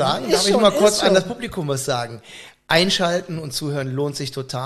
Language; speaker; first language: German; native; German